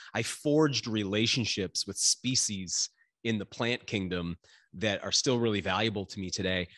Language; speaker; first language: English; native; English